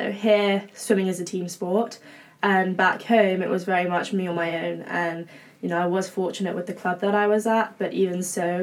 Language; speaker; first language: English; native; English